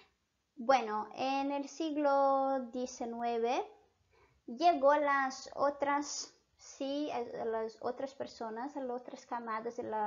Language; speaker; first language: Spanish; non-native, fluent; Portuguese